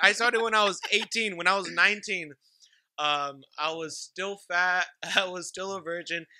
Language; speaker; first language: English; early bilingual, other home language; Spanish